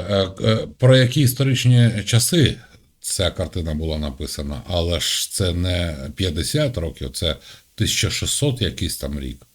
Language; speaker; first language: Ukrainian; native; Ukrainian